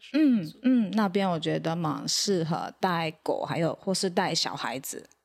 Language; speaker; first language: Chinese; non-native, fluent; Japanese